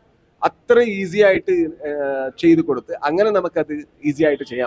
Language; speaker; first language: Malayalam; non-native, learner; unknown